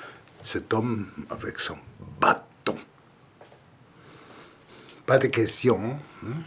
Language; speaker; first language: French; non-native, fluent; German